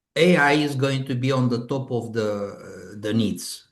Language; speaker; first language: English; non-native, fluent; Romanian